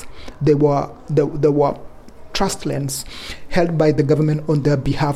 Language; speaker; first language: English; non-native, local second language; Kalenjin